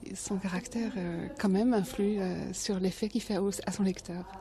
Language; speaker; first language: French; native; French